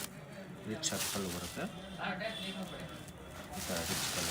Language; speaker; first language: Kannada; non-native, local second language; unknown